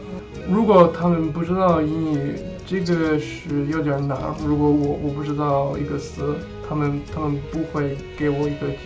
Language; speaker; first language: Chinese; non-native, learner; English